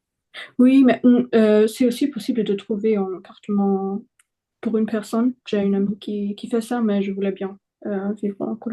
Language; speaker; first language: French; non-native, fluent; German